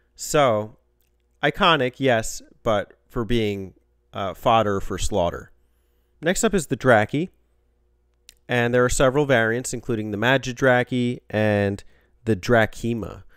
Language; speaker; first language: English; native; English